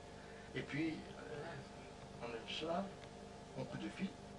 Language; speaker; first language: French; non-native, fluent; Romanian